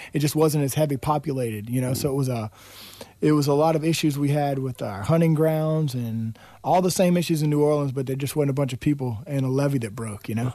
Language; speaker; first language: English; native; English